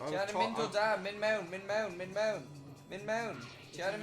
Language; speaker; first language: Welsh; native; Welsh